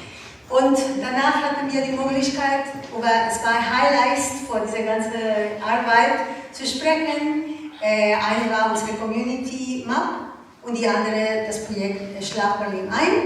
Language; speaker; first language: German; non-native, learner; Ukrainian